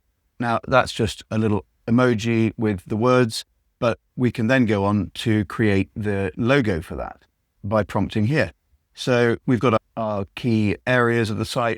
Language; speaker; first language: English; native; English